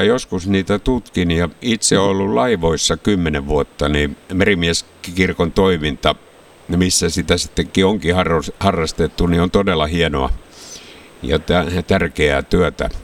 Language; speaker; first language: Finnish; native; Finnish